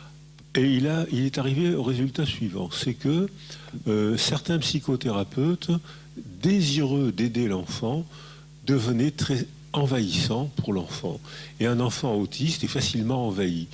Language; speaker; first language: French; native; French